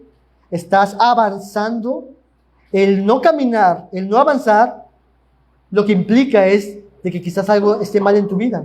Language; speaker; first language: Spanish; native; Spanish